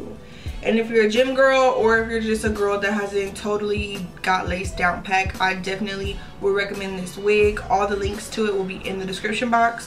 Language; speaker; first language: English; native; English